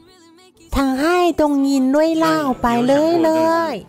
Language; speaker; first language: Thai; non-native, learner; Chinese